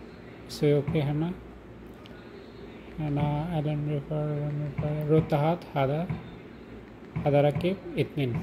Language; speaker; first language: Arabic; non-native, learner; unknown